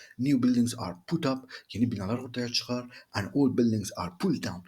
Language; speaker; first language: English; non-native, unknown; Turkish